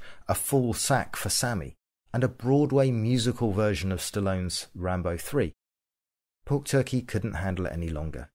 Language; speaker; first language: English; native; English